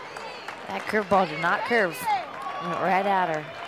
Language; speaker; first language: English; native; English